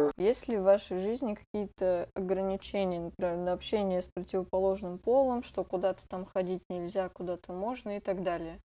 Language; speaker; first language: Russian; native; Russian